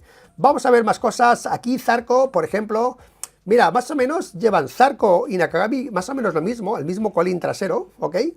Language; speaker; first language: Spanish; native; Spanish